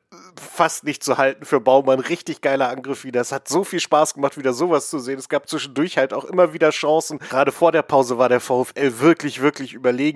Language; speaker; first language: German; native; German